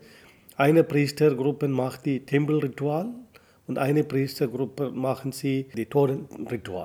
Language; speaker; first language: German; non-native, learner; Tamil